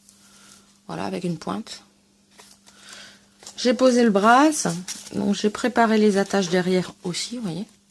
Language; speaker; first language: French; native; French